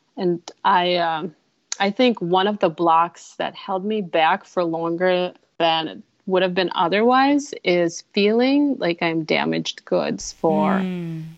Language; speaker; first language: English; non-native, fluent; Russian